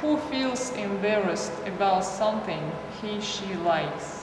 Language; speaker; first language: English; non-native, fluent; Russian